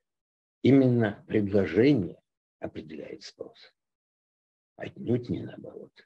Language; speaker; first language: Russian; native; Russian